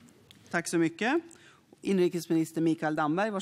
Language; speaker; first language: Swedish; native; Swedish